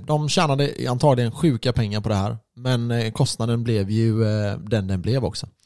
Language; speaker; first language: Swedish; native; Swedish